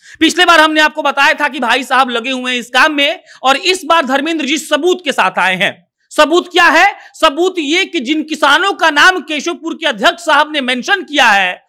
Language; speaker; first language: Hindi; native; Hindi